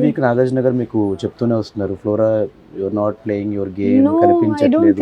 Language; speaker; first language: Telugu; native; Telugu